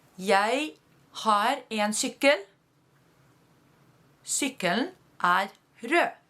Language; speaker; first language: Norwegian; non-native, fluent; Spanish